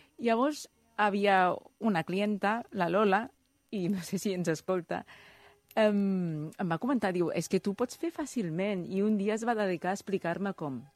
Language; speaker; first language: Catalan; early bilingual, other home language; Chinese